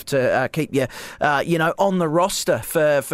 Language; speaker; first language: English; native; English